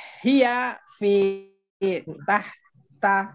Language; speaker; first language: Arabic; non-native, fluent; Indonesian